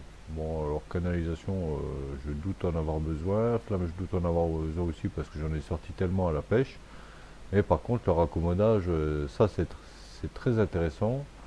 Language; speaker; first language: French; native; French